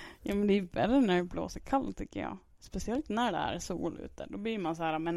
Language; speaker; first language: Swedish; native; Swedish